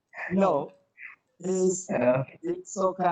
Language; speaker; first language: English; non-native, fluent; Indonesian